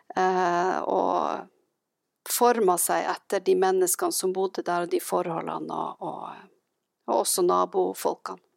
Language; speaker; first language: Norwegian; native; Norwegian